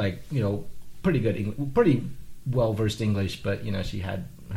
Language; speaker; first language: English; non-native, fluent; Vietnamese